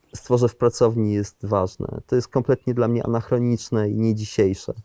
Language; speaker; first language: Polish; native; Polish